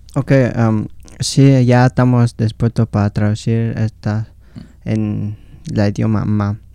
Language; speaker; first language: Spanish; non-native, local second language; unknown